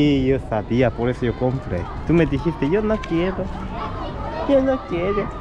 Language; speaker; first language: Spanish; non-native, learner; Korean